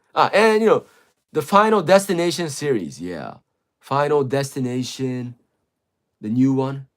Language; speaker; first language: English; non-native, fluent; Japanese